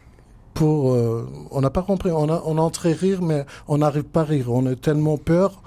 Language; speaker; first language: French; non-native, learner; Kurdish